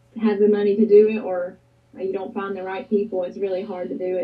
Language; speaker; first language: English; native; English